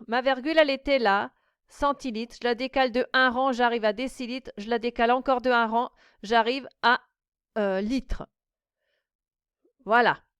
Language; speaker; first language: French; native; French